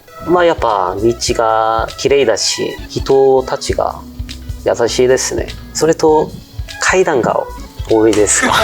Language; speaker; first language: Japanese; non-native, fluent; Korean